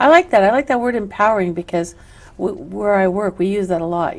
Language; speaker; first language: English; native; English